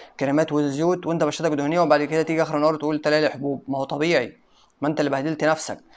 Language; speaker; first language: Arabic; native; Arabic